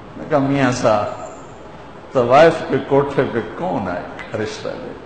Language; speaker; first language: Urdu; non-native, local second language; Punjabi